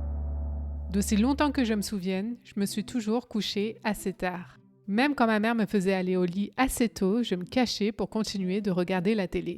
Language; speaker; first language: French; native; French